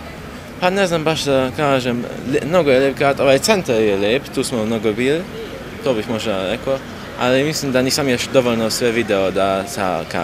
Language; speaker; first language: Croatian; early bilingual, heritage; Croatian